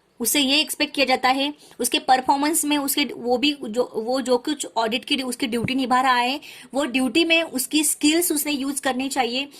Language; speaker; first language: Hindi; non-native, local second language; Marathi